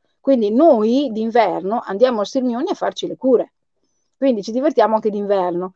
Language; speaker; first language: Italian; native; Italian